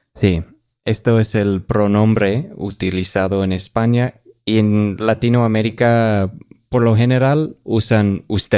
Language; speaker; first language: Spanish; non-native, fluent; English